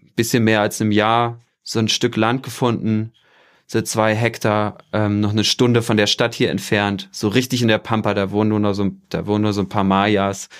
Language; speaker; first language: German; native; German